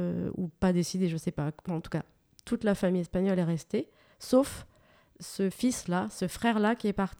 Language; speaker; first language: French; native; French